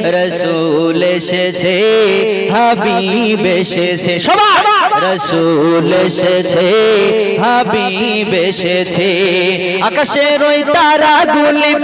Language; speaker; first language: Bangla; native; Bangla